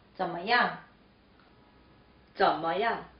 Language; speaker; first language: Chinese; non-native, learner; Korean